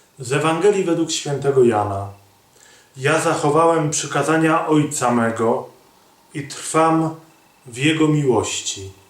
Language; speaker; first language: Polish; native; Polish